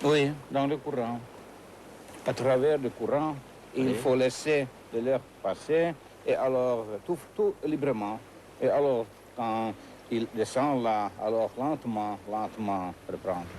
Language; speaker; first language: French; non-native, fluent; Finnish